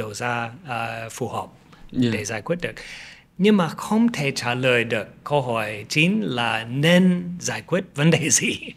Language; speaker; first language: Vietnamese; non-native, fluent; English